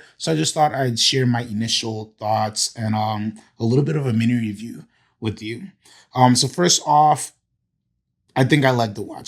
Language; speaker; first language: English; native; English